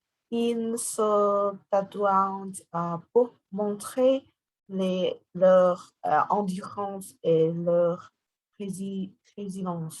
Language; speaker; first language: French; non-native, learner; Vietnamese